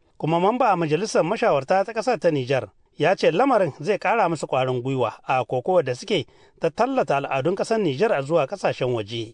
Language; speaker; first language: Hausa; native; Hausa